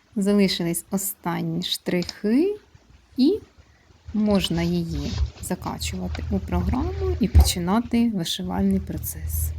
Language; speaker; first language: Ukrainian; non-native, local second language; Russian